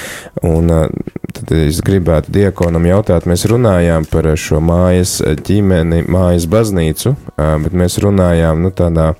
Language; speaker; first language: Latvian; native; Latvian